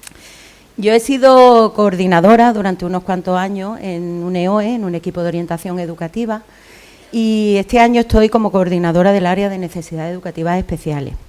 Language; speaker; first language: Spanish; native; Spanish